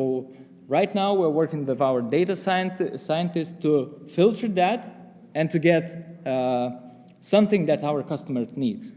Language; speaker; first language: English; non-native, fluent; Lithuanian